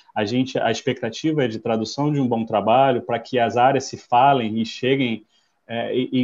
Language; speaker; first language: Portuguese; non-native, fluent; English